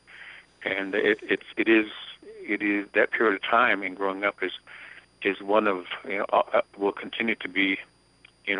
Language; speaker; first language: English; early bilingual, other home language; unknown